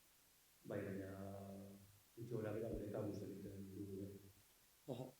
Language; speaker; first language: Basque; non-native, local second language; Spanish